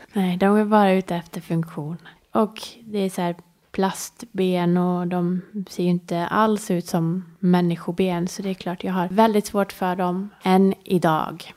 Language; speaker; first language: Swedish; early bilingual, other home language; Persian